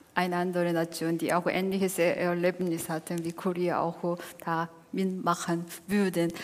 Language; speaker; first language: German; non-native, fluent; Korean